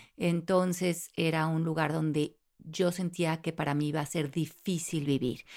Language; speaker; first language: Spanish; native; Spanish